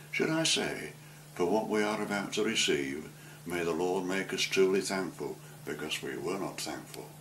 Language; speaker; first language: English; native; English